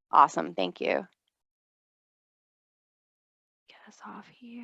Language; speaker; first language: English; native; English